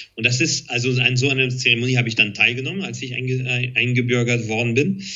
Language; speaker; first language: German; non-native, fluent; French